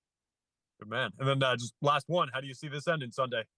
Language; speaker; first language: English; native; English